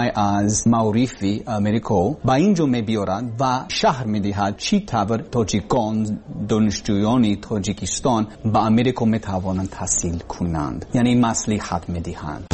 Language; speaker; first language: Persian; non-native, learner; English